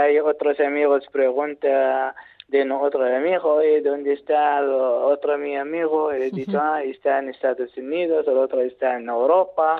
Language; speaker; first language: Spanish; non-native, learner; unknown